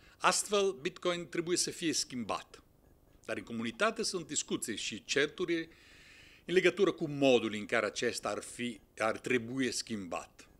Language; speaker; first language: Romanian; non-native, fluent; Italian